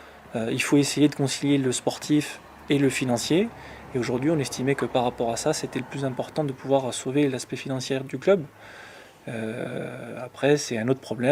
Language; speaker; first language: French; native; French